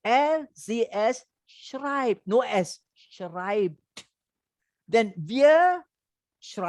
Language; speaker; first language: German; non-native, learner; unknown